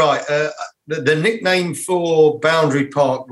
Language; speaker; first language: English; native; English